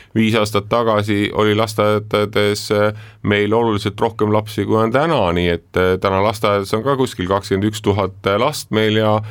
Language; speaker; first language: Estonian; native; Estonian